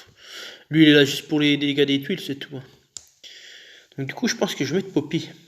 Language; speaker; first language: French; native; French